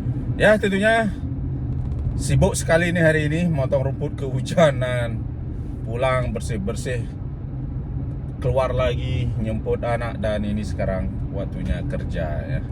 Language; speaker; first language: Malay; non-native, local second language; Balinese